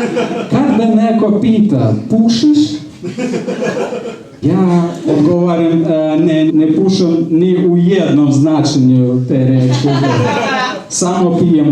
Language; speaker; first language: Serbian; non-native, fluent; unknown